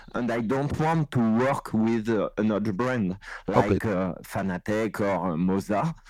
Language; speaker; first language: English; non-native, learner; French